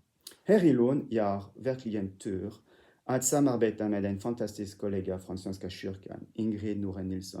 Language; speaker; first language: Swedish; non-native, fluent; French